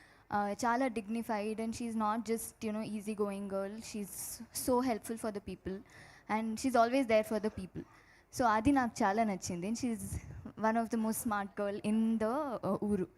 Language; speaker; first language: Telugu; non-native, learner; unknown